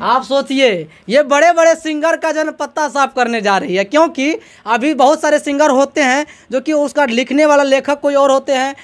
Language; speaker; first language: Hindi; native; Hindi